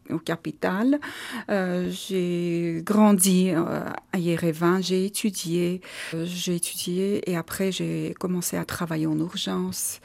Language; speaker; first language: French; non-native, fluent; Armenian